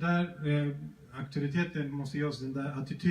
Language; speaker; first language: Swedish; early bilingual, other home language; Spanish